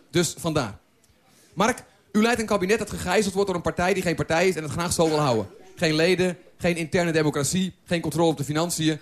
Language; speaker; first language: Dutch; native; Dutch